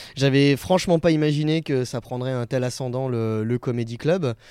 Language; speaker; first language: French; native; French